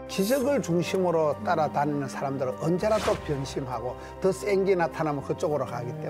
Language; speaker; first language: Korean; native; Korean